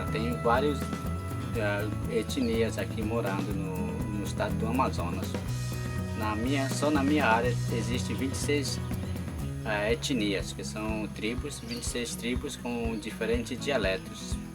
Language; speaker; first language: Portuguese; non-native, local second language; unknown